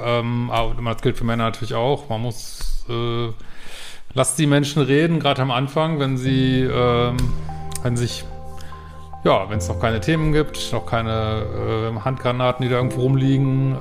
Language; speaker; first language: German; native; German